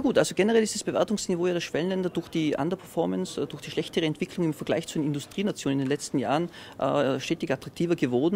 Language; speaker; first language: German; native; German